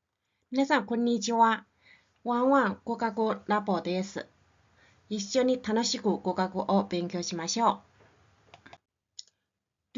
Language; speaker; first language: Japanese; non-native, fluent; Chinese